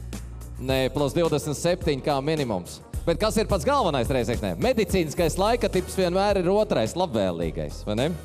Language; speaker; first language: Latvian; native; Latvian